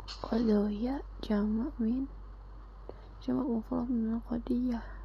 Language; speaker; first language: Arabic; non-native, learner; Indonesian